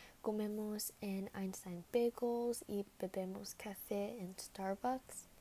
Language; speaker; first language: Spanish; non-native, learner; English